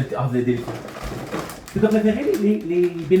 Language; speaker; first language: French; native; French